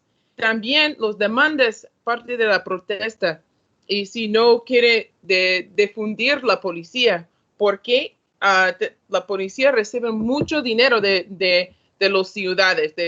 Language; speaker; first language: Spanish; non-native, learner; English